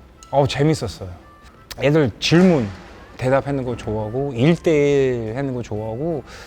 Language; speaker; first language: Korean; non-native, fluent; English